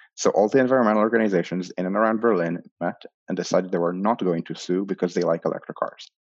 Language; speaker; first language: English; non-native, fluent; Hebrew